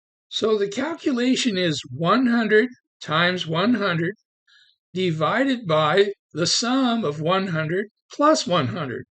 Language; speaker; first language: English; native; English